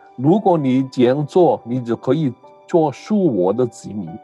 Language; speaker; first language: Chinese; non-native, local second language; Cantonese